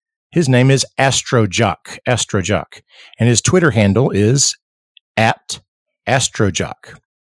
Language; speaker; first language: English; early bilingual, other home language; Spanish